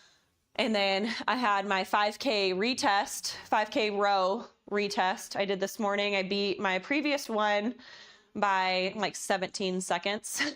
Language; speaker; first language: English; native; English